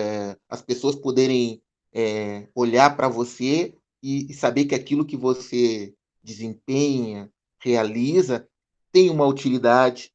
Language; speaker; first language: Portuguese; native; Portuguese